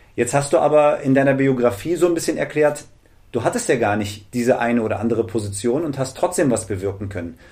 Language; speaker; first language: German; native; German